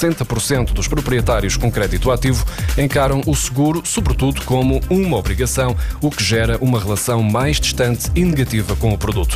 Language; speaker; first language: Portuguese; native; Portuguese